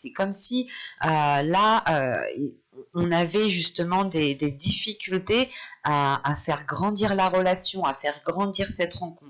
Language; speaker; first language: French; native; French